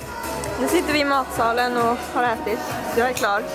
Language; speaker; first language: Swedish; native; Swedish